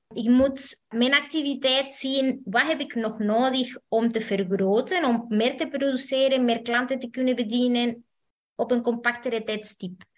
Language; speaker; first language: Dutch; non-native, fluent; Spanish